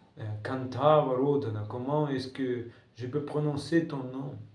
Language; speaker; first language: French; non-native, fluent; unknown